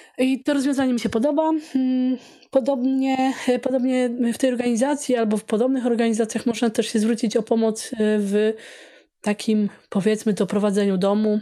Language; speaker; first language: Polish; native; Polish